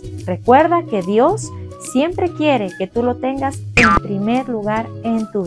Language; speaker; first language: Spanish; native; Spanish